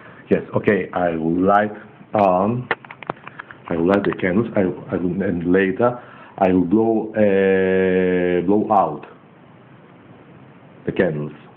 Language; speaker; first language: English; non-native, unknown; Greek